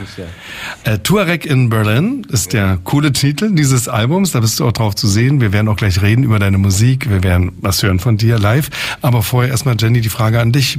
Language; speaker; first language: German; native; German